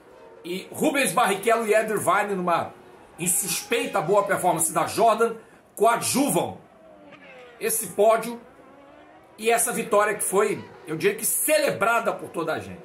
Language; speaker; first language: Portuguese; native; Portuguese